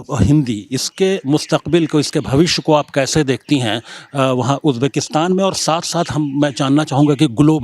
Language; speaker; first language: Hindi; native; Hindi